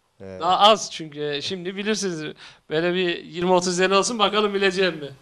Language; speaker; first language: Turkish; native; Turkish